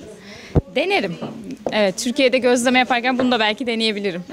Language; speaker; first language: Turkish; native; Turkish